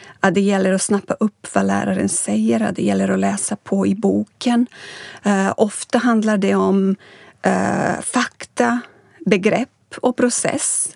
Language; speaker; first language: Swedish; non-native, fluent; Bosnian